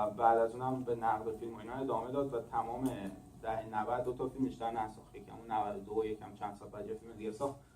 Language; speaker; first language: Persian; early bilingual, heritage; English